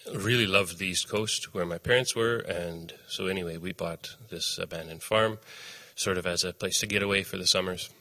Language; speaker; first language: English; native; English